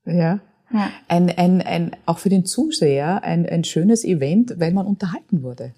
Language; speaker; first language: German; native; German